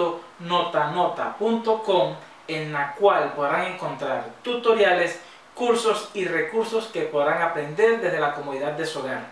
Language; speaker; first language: Spanish; native; Spanish